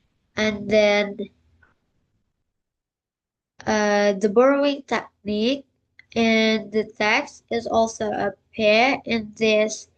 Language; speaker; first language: English; non-native, learner; Indonesian